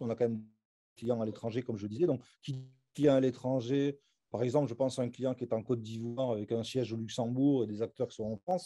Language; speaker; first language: French; native; French